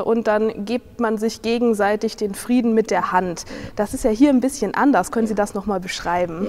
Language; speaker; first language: German; native; German